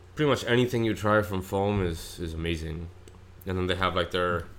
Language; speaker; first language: English; native; English